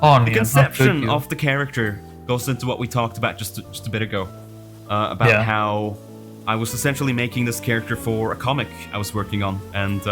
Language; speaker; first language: English; non-native, fluent; Norwegian